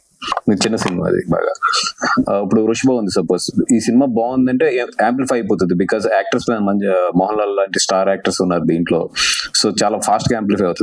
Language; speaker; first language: Telugu; native; Telugu